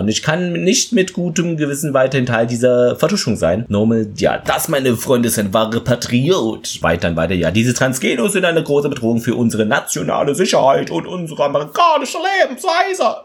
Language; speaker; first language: German; native; German